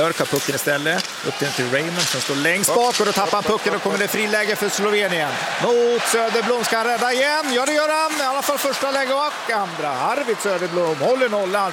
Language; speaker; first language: Swedish; native; Swedish